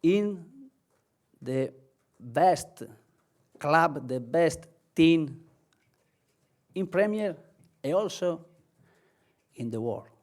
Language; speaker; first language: English; non-native, learner; Spanish